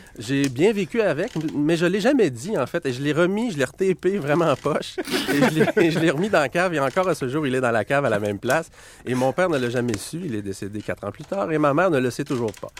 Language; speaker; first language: French; native; French